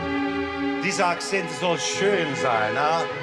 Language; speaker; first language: German; non-native, fluent; English